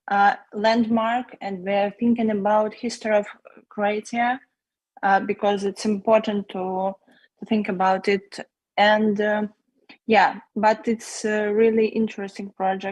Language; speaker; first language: English; non-native, learner; Russian